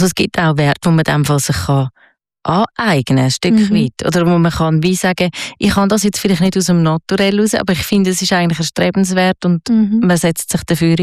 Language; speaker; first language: German; native; German